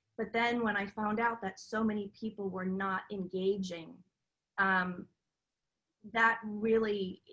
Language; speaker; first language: English; native; English